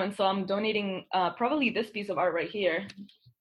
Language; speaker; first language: English; non-native, fluent; Spanish